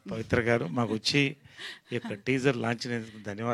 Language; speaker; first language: Telugu; native; Telugu